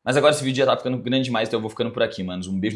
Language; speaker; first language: Portuguese; native; Portuguese